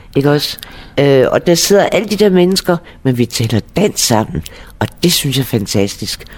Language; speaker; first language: Danish; native; Danish